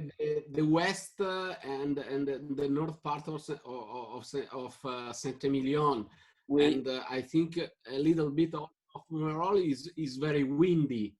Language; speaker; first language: English; non-native, fluent; Italian